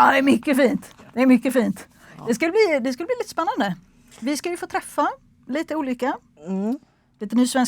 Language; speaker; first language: Swedish; native; Swedish